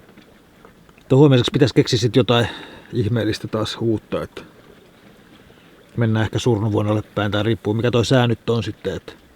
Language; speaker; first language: Finnish; native; Finnish